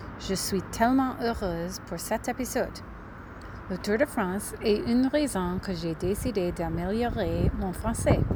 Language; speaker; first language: French; non-native, learner; English